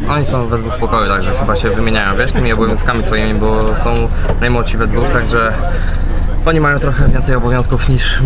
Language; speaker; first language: Polish; native; Polish